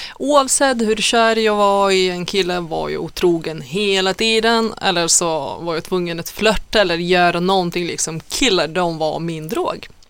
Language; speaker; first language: Swedish; non-native, fluent; Lithuanian